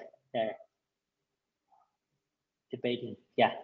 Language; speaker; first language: English; non-native, learner; Spanish